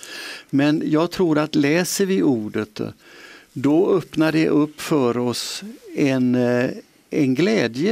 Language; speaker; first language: Swedish; native; Swedish